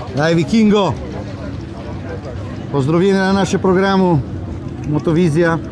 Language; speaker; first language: Polish; non-native, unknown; Italian